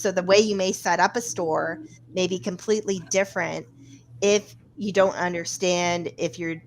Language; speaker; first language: English; native; English